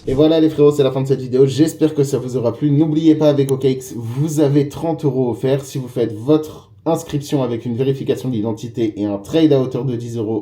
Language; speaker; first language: French; native; French